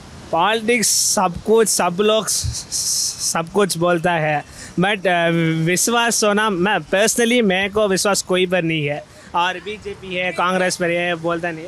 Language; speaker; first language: Hindi; non-native, learner; Tamil